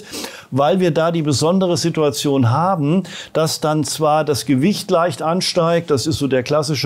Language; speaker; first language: German; native; German